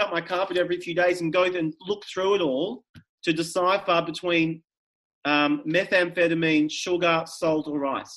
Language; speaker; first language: English; native; English